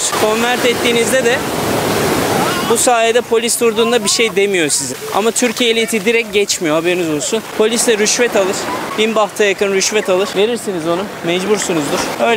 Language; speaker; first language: Turkish; native; Turkish